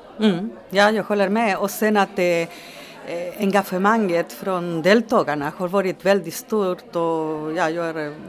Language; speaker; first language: Swedish; non-native, fluent; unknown